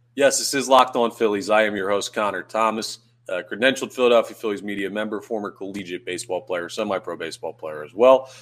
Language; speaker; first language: English; native; English